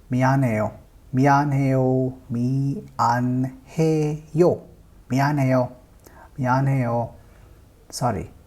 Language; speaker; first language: Korean; non-native, fluent; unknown